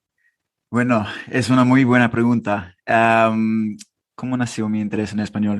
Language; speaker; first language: Spanish; non-native, fluent; English